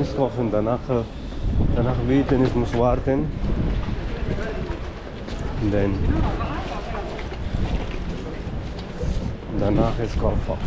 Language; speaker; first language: German; non-native, learner; Hindi